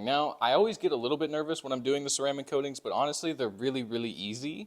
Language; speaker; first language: English; native; English